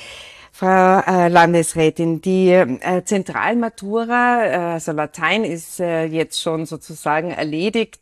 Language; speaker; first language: German; native; German